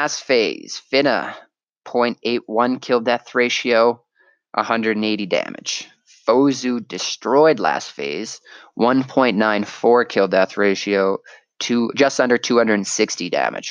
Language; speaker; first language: English; native; English